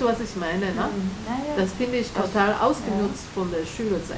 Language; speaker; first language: German; non-native, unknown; Chinese